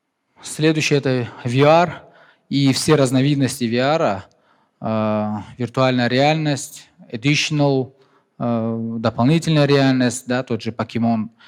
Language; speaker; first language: Russian; non-native, local second language; Tajik